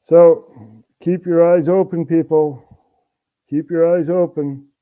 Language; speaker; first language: English; non-native, fluent; Dutch